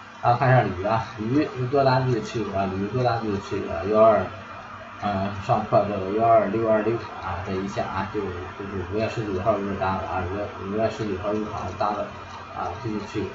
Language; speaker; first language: Chinese; native; Chinese